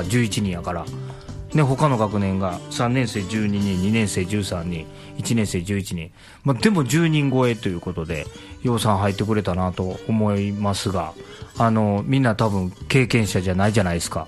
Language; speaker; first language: Japanese; native; Japanese